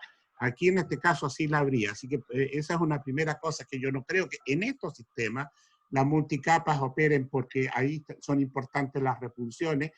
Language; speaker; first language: Spanish; native; Spanish